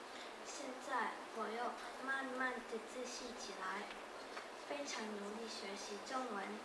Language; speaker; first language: Chinese; non-native, learner; Japanese